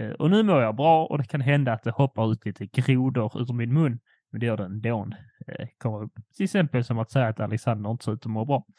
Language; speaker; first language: Swedish; early bilingual, other home language; Polish